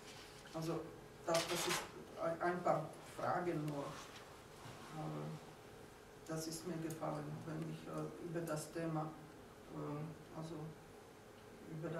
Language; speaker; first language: German; non-native, fluent; Slovak